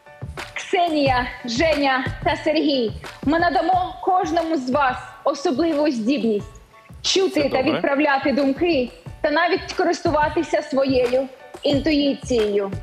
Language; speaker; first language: Ukrainian; native; Ukrainian